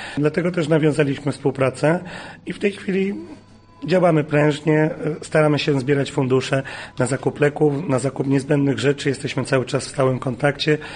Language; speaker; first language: Polish; native; Polish